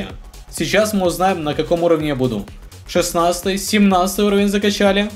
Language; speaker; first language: Russian; native; Russian